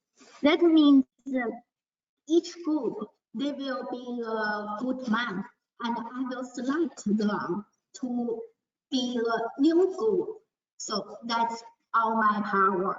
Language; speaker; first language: English; non-native, learner; Chinese